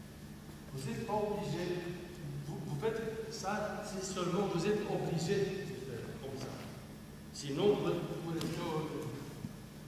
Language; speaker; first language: French; non-native, fluent; Romanian